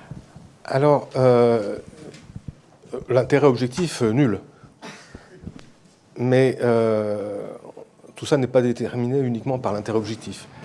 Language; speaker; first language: French; native; French